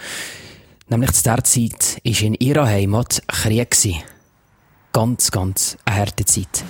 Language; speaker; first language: German; native; German